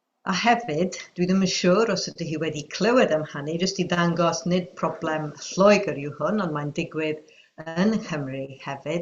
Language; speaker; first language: Welsh; non-native, fluent; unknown